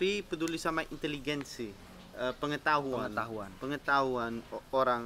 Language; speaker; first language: Indonesian; non-native, fluent; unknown